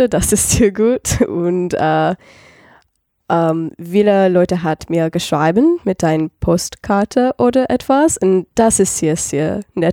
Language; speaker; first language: German; non-native, learner; English